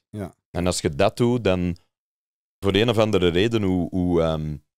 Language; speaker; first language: Dutch; non-native, fluent; English